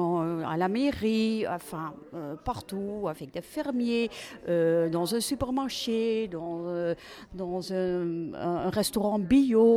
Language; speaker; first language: French; non-native, fluent; Dutch